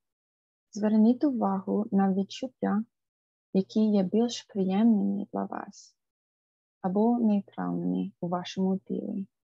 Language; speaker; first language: Ukrainian; non-native, fluent; English